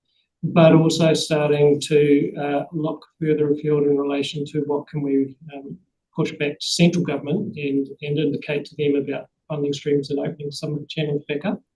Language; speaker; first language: English; native; English